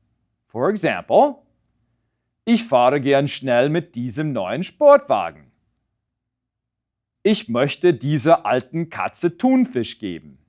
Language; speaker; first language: German; non-native, fluent; English